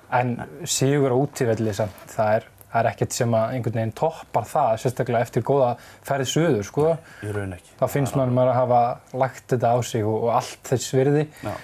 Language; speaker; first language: Icelandic; non-native, fluent; Serbian